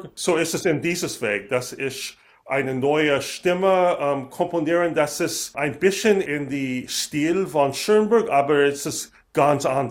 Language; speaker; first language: German; non-native, learner; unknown